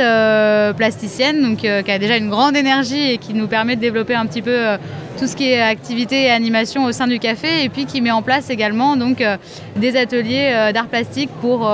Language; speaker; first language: French; native; French